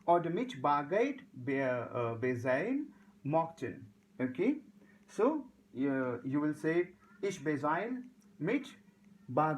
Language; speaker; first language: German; non-native, learner; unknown